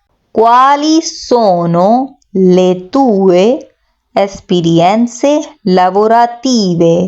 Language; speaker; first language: Italian; non-native, fluent; Urdu